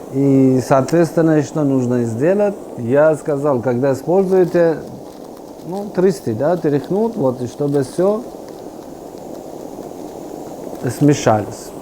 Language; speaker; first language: Russian; non-native, fluent; Persian